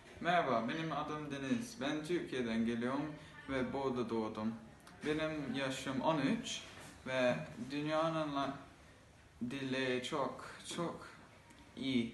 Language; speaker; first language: Turkish; early bilingual, other home language; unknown